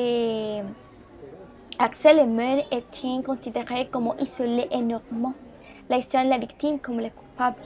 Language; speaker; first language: French; non-native, learner; Spanish